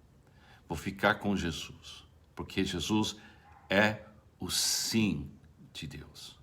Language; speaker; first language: Portuguese; non-native, fluent; English